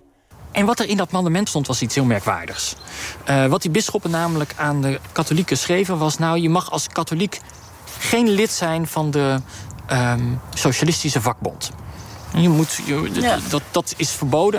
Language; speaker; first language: Dutch; native; Dutch